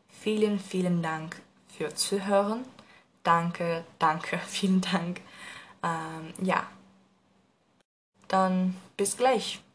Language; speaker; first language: German; non-native, learner; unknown